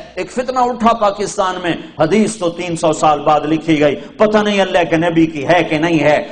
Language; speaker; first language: Urdu; non-native, local second language; Punjabi